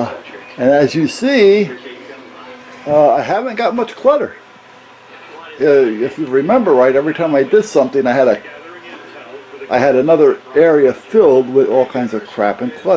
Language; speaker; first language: English; native; English